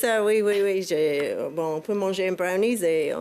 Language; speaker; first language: French; non-native, fluent; English